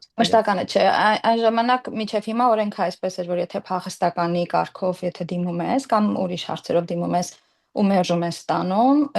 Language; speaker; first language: Armenian; early bilingual, heritage; Armenian